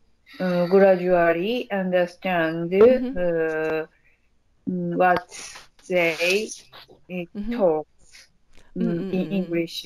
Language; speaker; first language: English; non-native, learner; Japanese